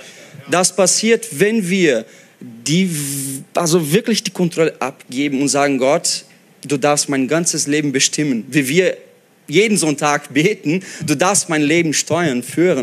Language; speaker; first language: German; non-native, fluent; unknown